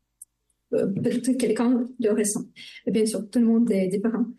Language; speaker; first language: French; non-native, fluent; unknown